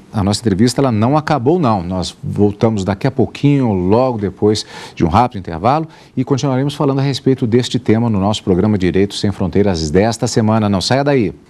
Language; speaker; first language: Portuguese; native; Portuguese